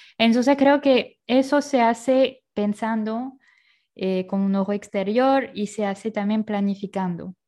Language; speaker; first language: Spanish; non-native, fluent; French